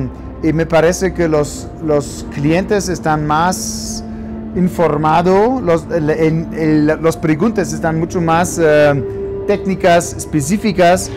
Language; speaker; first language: Spanish; non-native, fluent; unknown